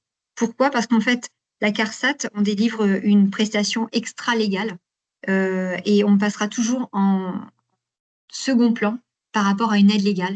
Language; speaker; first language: French; native; French